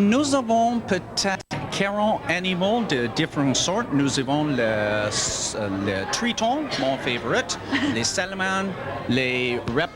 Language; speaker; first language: French; non-native, learner; English